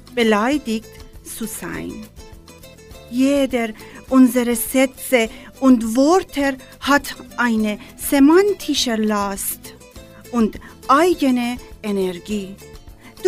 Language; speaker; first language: German; non-native, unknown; Persian